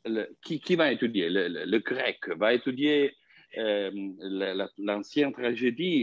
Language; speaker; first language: French; non-native, fluent; Italian